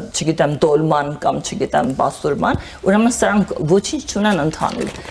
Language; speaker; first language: Armenian; early bilingual, heritage; Armenian